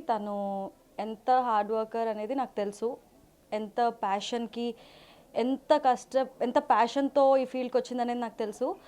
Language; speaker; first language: Telugu; native; Telugu